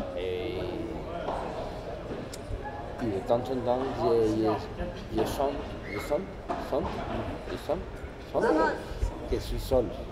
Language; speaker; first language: French; non-native, learner; Spanish